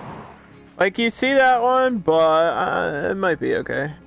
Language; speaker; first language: English; native; English